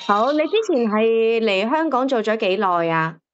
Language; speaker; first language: Cantonese; native; Cantonese